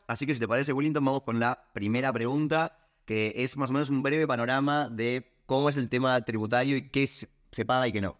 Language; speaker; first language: Spanish; native; Spanish